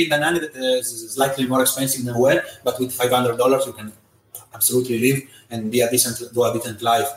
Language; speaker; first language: English; non-native, fluent; Italian